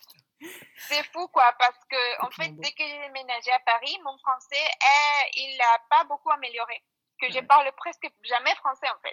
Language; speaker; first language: French; non-native, fluent; Spanish